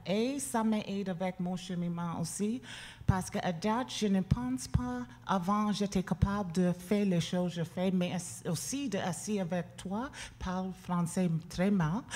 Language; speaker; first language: French; non-native, learner; English